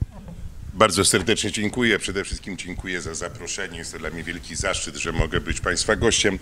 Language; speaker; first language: Polish; native; Polish